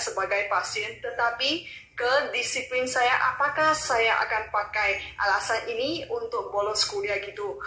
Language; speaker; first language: Indonesian; non-native, local second language; Malay